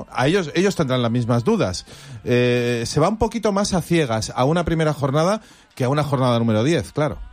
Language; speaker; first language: Spanish; native; Spanish